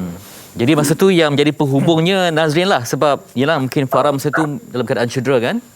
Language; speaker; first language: Malay; native; Malay